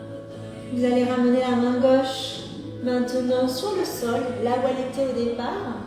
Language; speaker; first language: French; native; French